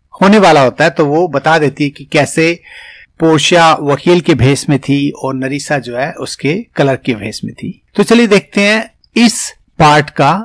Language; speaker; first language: Hindi; native; Hindi